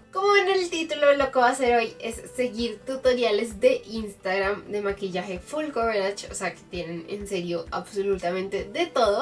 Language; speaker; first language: Spanish; native; Spanish